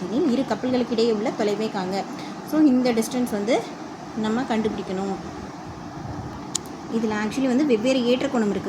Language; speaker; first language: Tamil; native; Tamil